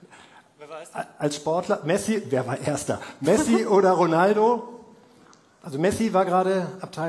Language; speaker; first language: German; native; German